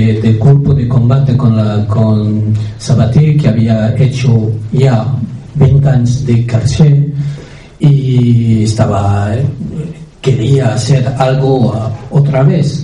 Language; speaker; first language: Spanish; non-native, fluent; French